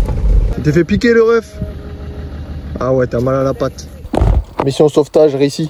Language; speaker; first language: French; native; French